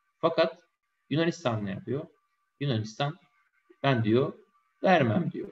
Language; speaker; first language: Turkish; native; Turkish